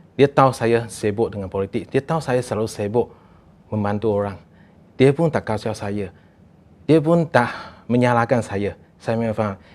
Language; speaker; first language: Malay; non-native, local second language; Chinese